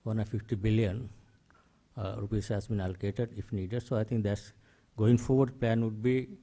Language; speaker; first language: English; non-native, local second language; Sinhala